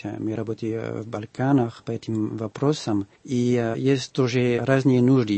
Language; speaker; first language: Russian; non-native, fluent; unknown